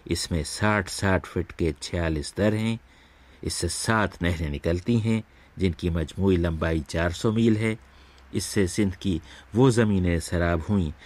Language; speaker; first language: Urdu; native; Urdu